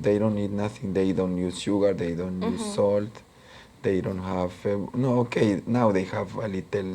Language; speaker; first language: English; non-native, local second language; Spanish